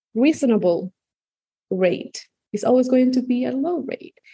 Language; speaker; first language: English; non-native, fluent; Spanish